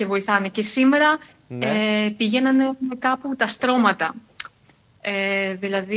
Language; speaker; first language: Greek; non-native, fluent; Ukrainian